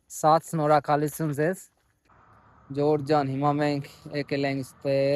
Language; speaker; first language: Armenian; non-native, learner; Hindi